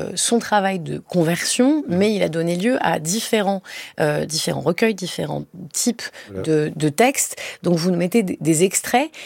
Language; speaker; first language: French; native; French